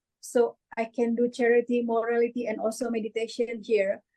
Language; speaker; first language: English; non-native, learner; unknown